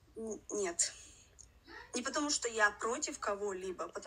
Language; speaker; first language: Russian; non-native, local second language; Chechen